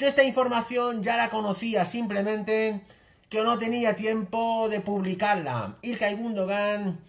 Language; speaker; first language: Spanish; native; Spanish